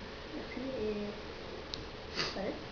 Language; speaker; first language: French; non-native, learner; English